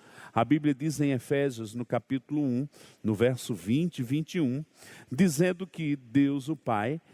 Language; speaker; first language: Portuguese; native; Portuguese